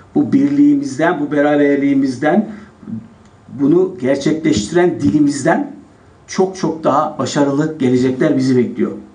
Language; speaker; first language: Turkish; native; Turkish